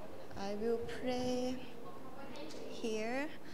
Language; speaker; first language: English; non-native, learner; Thai